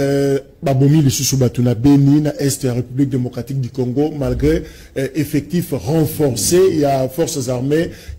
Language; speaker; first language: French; non-native, local second language; Lingala